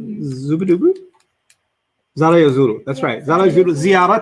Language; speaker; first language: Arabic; non-native, fluent; English